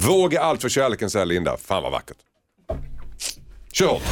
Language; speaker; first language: Swedish; native; Swedish